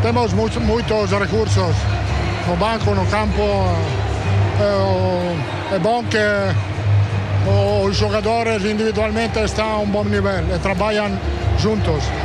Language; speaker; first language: Portuguese; non-native, fluent; Italian